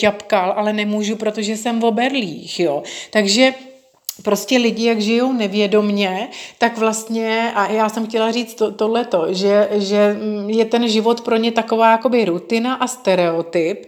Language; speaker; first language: Czech; native; Czech